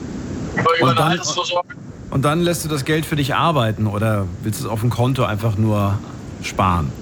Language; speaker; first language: German; native; German